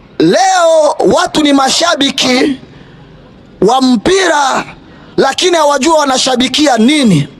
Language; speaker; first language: Swahili; native; Swahili